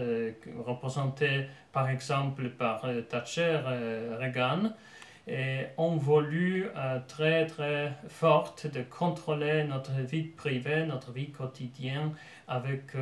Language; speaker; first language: French; non-native, fluent; Polish